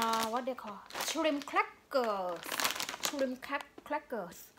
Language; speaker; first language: English; non-native, learner; Thai